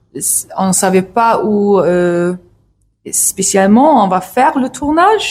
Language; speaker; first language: French; non-native, learner; English